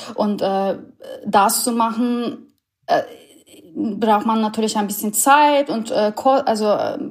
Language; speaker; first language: German; non-native, fluent; Turkish